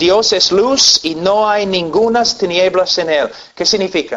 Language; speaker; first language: Spanish; non-native, fluent; English